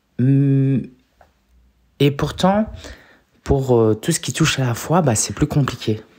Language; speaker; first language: French; early bilingual, other home language; Chinese